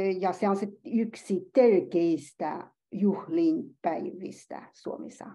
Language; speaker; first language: Finnish; non-native, learner; Chinese